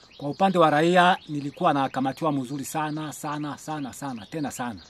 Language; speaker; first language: Swahili; non-native, local second language; Bembe